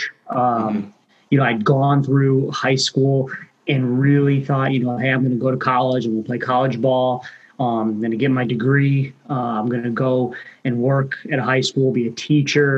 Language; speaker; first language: English; native; English